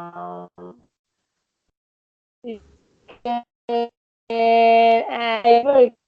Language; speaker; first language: English; non-native, learner; Spanish